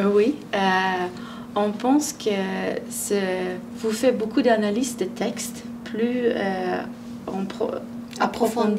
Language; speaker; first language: French; non-native, fluent; Swedish